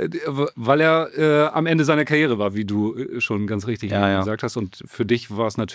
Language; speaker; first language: German; native; German